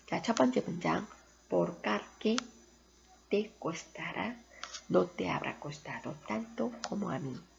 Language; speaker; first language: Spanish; non-native, fluent; Korean